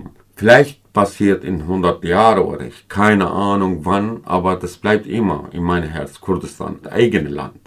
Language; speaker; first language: German; non-native, fluent; Kurdish